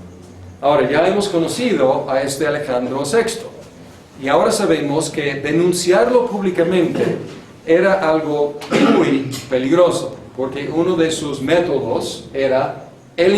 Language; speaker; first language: Spanish; non-native, fluent; English